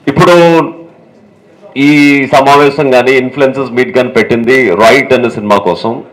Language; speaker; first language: Telugu; native; Telugu